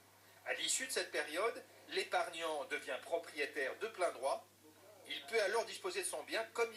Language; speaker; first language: French; native; French